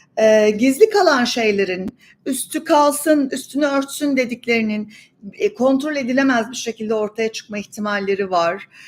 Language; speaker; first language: Turkish; native; Turkish